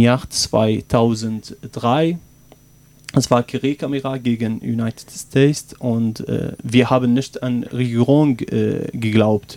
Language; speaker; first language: German; non-native, learner; Arabic